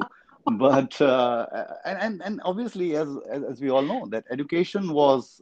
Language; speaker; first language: English; non-native, local second language; Hindi